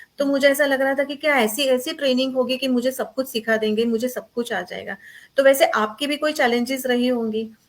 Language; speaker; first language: Hindi; non-native, local second language; Gujarati